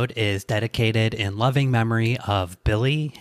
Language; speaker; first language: English; native; English